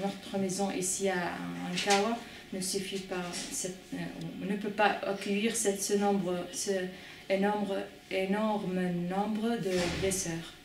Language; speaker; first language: French; non-native, fluent; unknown